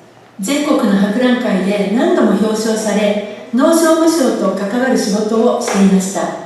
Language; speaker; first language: Japanese; native; Japanese